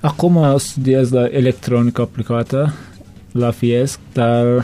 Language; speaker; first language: Romanian; non-native, learner; Turkmen